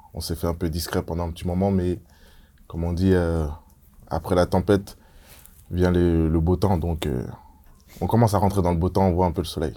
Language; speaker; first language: French; early bilingual, other home language; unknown